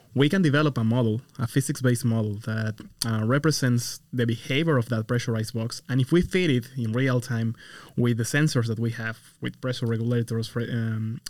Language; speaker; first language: English; non-native, fluent; Spanish